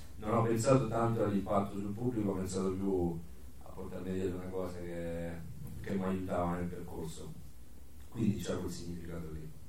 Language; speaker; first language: Italian; native; Italian